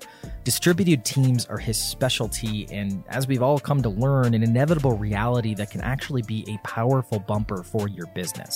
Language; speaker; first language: English; native; English